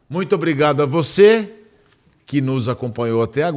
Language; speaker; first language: Portuguese; native; Portuguese